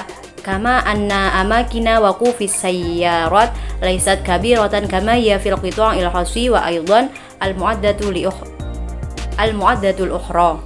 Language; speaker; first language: Arabic; non-native, learner; Indonesian